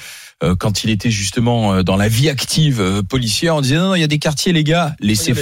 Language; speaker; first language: French; native; French